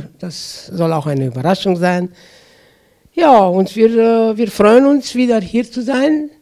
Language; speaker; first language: German; non-native, fluent; Romanian